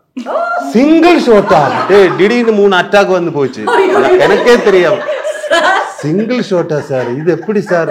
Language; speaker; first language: Tamil; non-native, learner; Malayalam